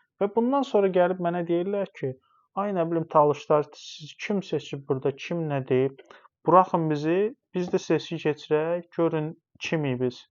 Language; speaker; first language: Azerbaijani; non-native, local second language; Talysh